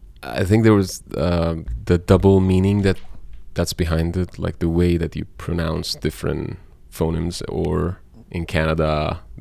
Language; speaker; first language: English; non-native, fluent; Persian